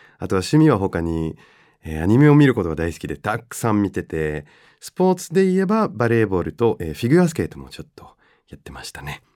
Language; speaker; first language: Japanese; non-native, fluent; French